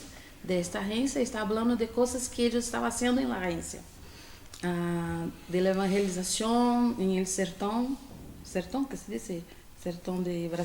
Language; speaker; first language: Spanish; non-native, fluent; Portuguese